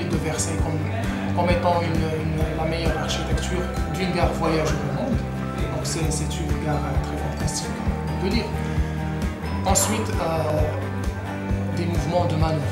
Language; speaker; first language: French; non-native, local second language; Arabic